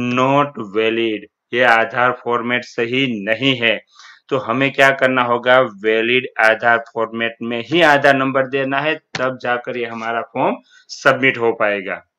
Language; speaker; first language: Hindi; non-native, local second language; Gujarati